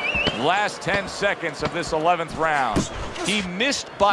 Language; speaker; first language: English; native; English